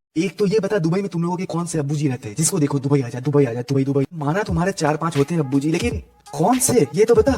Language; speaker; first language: Hindi; native; Hindi